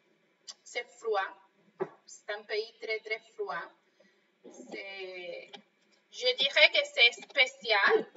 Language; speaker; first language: French; non-native, fluent; Spanish